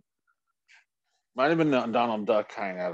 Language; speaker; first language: English; native; English